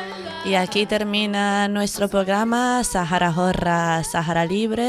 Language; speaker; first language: Spanish; native; Spanish